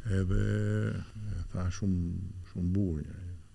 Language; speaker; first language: Albanian; native; Albanian